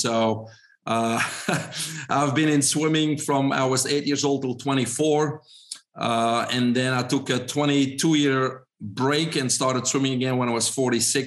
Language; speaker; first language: English; non-native, fluent; Dutch